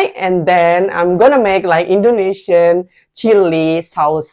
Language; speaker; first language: English; non-native, learner; Indonesian